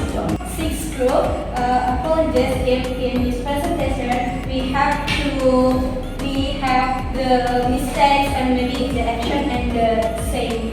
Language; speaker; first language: English; non-native, learner; Indonesian